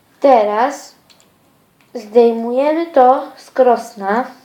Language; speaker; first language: Polish; early bilingual, other home language; Ukrainian